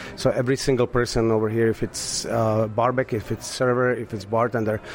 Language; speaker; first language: English; non-native, fluent; Slovak